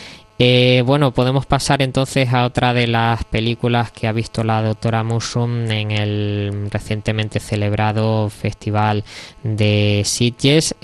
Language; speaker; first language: Spanish; native; Spanish